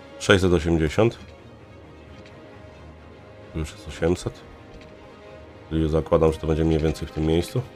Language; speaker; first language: Polish; native; Polish